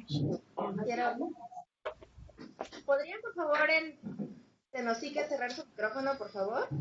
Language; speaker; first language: Spanish; native; Spanish